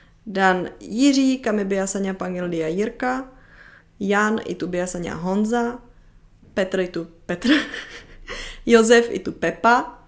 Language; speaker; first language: Indonesian; non-native, fluent; Czech